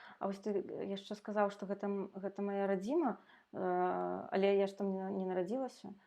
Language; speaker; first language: Belarusian; non-native, local second language; Russian